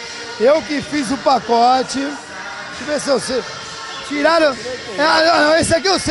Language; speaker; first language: Portuguese; native; Portuguese